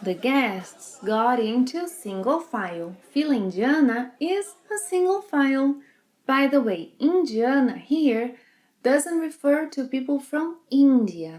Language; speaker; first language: English; non-native, fluent; Portuguese